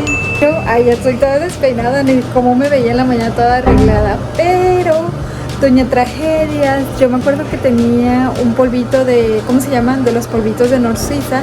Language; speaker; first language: Spanish; native; Spanish